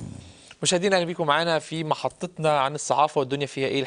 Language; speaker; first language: Arabic; native; Arabic